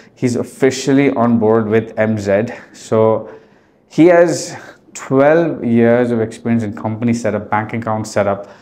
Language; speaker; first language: English; early bilingual, heritage; Arabic